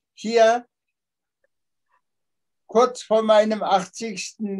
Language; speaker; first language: German; non-native, fluent; Tuvinian